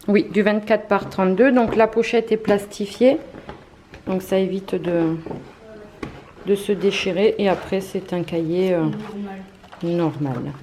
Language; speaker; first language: French; native; French